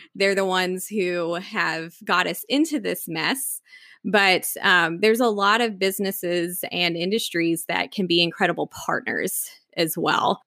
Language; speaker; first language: English; native; English